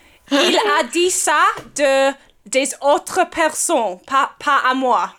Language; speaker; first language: French; non-native, learner; English